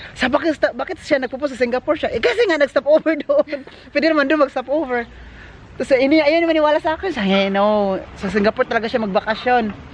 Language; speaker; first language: Filipino; non-native, local second language; Cebuano